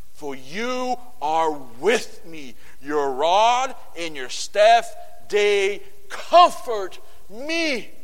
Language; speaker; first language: English; non-native, fluent; Portuguese